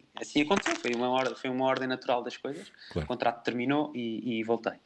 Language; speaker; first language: Portuguese; native; Portuguese